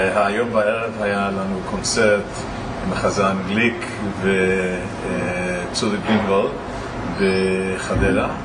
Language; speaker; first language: Hebrew; non-native, fluent; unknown